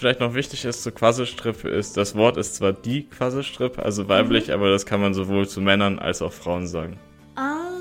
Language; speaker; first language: German; non-native, fluent; Chinese